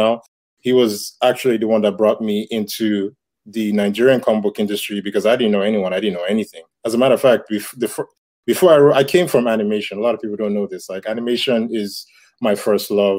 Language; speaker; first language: English; non-native, local second language; Yoruba